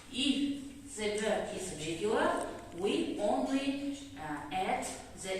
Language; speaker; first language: English; non-native, learner; Russian